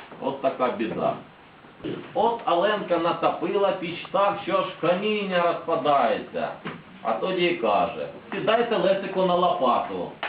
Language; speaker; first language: Ukrainian; native; Ukrainian